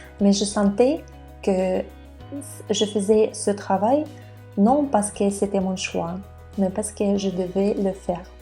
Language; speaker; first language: French; non-native, fluent; Russian